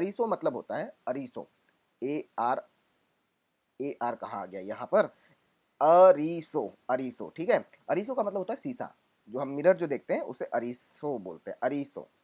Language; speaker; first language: Hindi; non-native, local second language; Gujarati